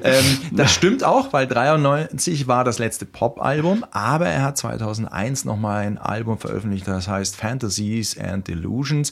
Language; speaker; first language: German; native; German